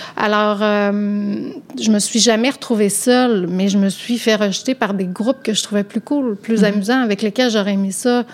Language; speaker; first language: French; native; French